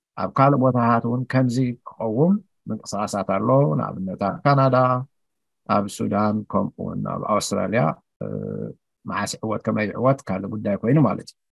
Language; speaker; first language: Tigrinya; native; Tigrinya